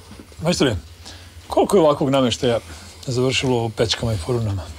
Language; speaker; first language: Bosnian; native; Bosnian